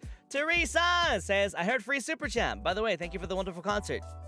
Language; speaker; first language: English; native; English